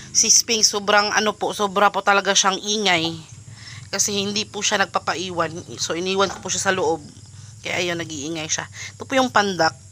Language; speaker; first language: Filipino; native; Filipino